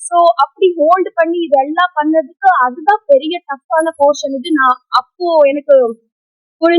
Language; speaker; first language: Tamil; non-native, fluent; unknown